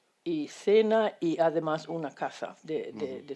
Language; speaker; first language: Spanish; non-native, fluent; Swedish